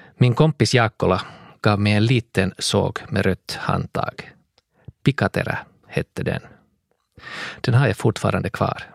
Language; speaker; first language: Swedish; native; Swedish